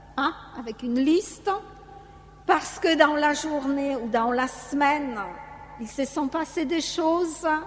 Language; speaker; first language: French; non-native, fluent; Polish